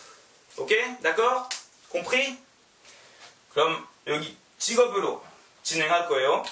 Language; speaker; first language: Korean; non-native, learner; French